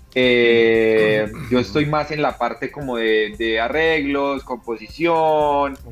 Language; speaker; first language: Spanish; native; Spanish